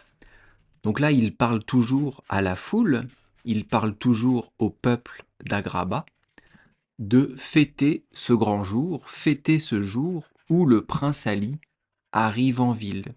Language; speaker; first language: French; native; French